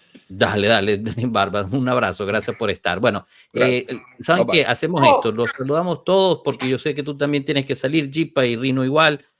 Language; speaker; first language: Spanish; native; Spanish